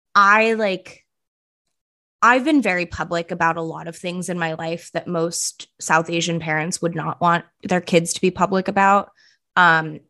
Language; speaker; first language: English; early bilingual, other home language; Punjabi